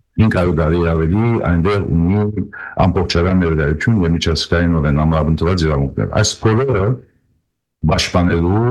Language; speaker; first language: Armenian; early bilingual, heritage; Armenian